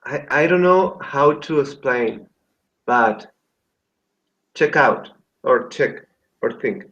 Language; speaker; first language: English; non-native, learner; Spanish